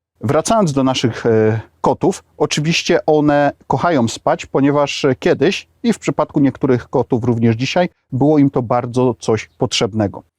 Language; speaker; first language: Polish; native; Polish